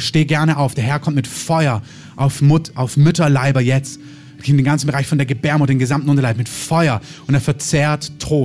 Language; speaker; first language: German; native; German